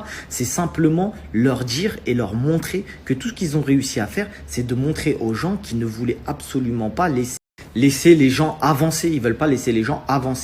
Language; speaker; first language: French; native; French